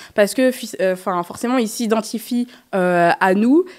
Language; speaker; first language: French; native; French